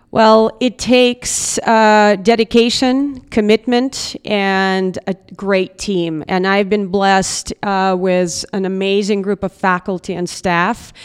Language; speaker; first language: English; non-native, fluent; Russian